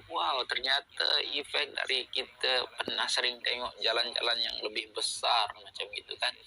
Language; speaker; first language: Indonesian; native; Indonesian